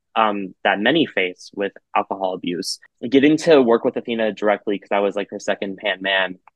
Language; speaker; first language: English; native; English